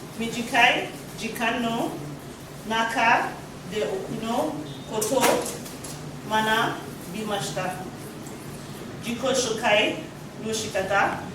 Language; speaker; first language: Japanese; non-native, learner; English